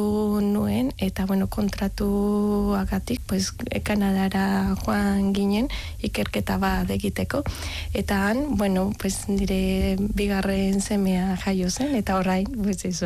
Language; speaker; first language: Basque; non-native, learner; Spanish